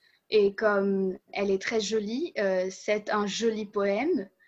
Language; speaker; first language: French; non-native, fluent; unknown